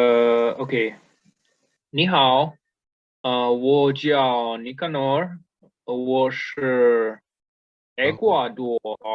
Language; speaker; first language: Chinese; non-native, learner; Spanish